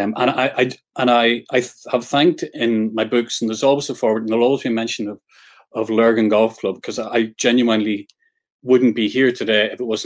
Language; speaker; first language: English; native; English